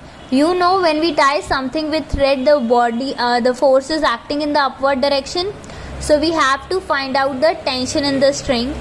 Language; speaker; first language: English; non-native, local second language; Hindi